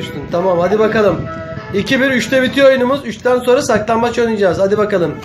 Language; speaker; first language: Turkish; native; Turkish